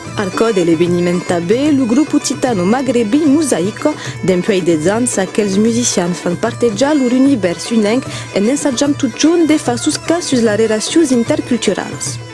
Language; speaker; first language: Occitan; non-native, local second language; French